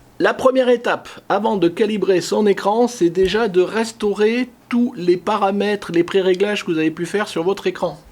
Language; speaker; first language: French; native; French